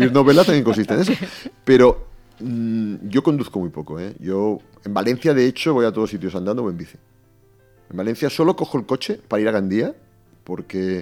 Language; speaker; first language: Spanish; native; Spanish